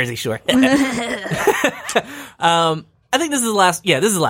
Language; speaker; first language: English; native; English